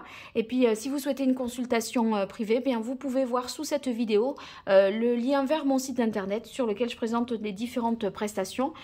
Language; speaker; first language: French; native; French